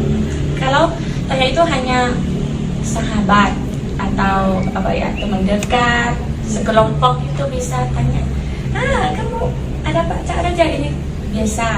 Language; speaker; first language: Indonesian; non-native, learner; Thai